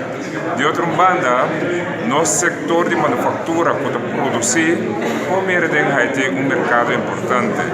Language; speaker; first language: Portuguese; non-native, learner; Papiamento